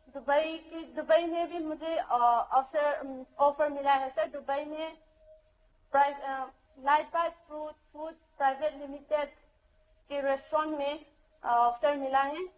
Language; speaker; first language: Hindi; non-native, local second language; Manipuri